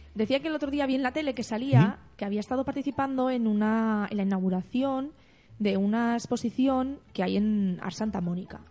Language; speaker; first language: Spanish; non-native, local second language; Catalan